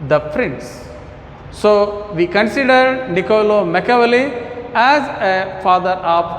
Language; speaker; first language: English; non-native, local second language; Kannada